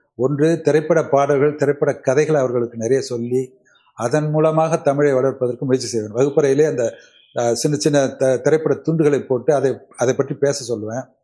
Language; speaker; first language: Tamil; native; Tamil